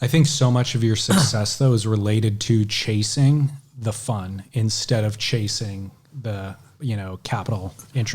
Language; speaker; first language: English; native; English